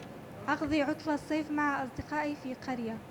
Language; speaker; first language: Arabic; non-native, learner; Central Kurdish